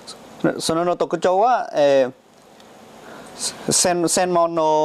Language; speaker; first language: Japanese; non-native, learner; Vietnamese